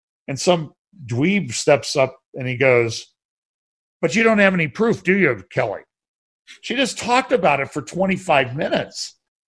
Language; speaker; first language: English; native; English